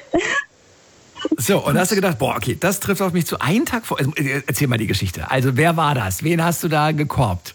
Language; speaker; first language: German; native; German